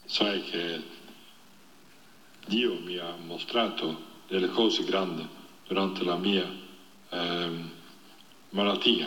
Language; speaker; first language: Italian; non-native, fluent; Dutch